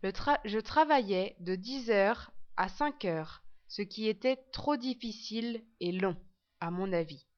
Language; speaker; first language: French; non-native, learner; English